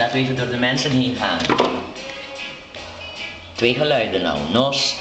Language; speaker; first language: Dutch; non-native, local second language; Papiamento